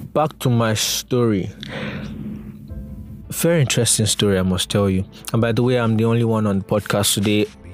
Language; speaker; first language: English; non-native, local second language; Yoruba